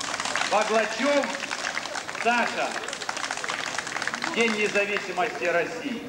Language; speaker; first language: Russian; native; Russian